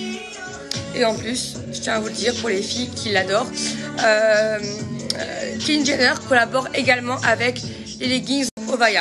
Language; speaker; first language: French; native; French